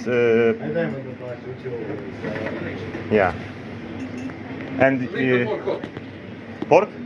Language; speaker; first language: English; non-native, learner; Turkish